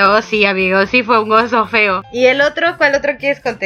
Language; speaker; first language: Spanish; native; Spanish